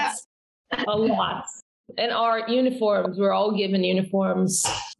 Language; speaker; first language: English; non-native, fluent; Portuguese